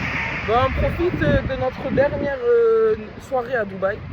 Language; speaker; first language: French; native; French